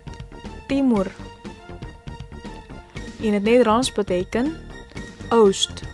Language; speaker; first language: Dutch; non-native, learner; Indonesian